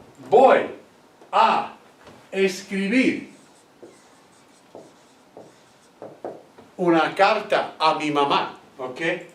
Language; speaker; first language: Spanish; non-native, fluent; English